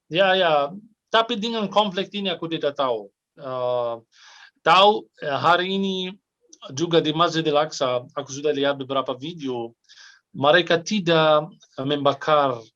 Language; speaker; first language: Indonesian; non-native, fluent; Arabic